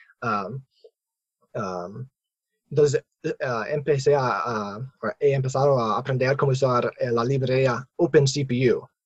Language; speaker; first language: Spanish; non-native, fluent; English